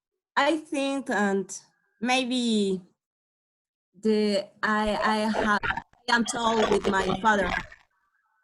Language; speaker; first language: English; non-native, learner; Spanish